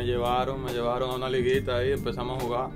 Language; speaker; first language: Spanish; native; Spanish